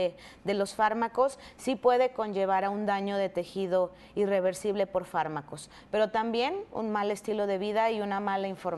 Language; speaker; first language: Spanish; native; Spanish